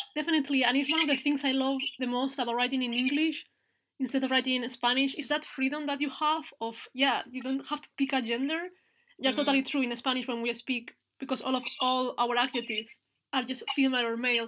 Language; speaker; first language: English; non-native, fluent; Spanish